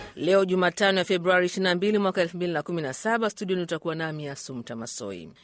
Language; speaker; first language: Swahili; non-native, local second language; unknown